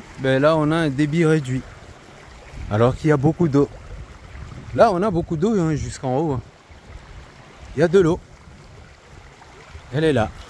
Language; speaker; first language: French; non-native, local second language; Comorian